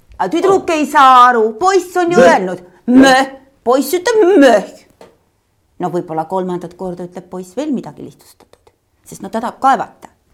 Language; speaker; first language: Estonian; native; Estonian